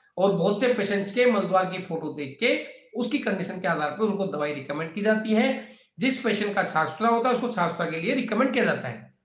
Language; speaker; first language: Hindi; native; Hindi